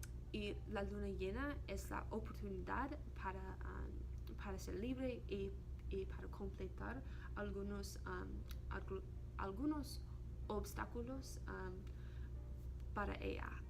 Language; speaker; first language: Spanish; non-native, learner; English